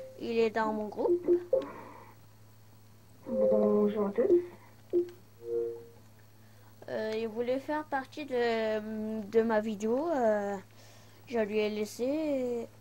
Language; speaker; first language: French; non-native, local second language; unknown